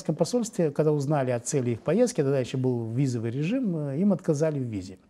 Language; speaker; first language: Russian; native; Russian